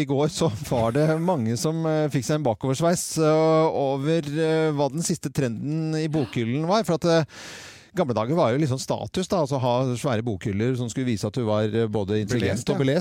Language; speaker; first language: Norwegian; native; Norwegian